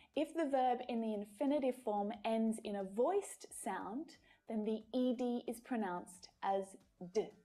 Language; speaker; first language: English; native; English